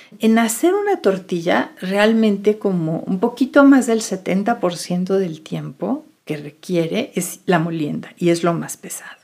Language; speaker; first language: Spanish; native; Spanish